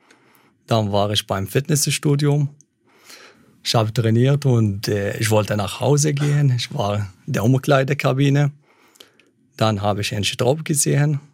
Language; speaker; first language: German; non-native, fluent; Arabic